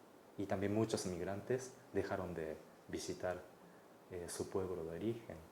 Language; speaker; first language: Spanish; non-native, fluent; Japanese